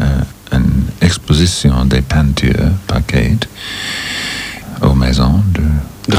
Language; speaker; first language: French; non-native, learner; English